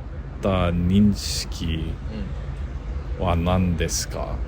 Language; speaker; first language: Japanese; non-native, learner; English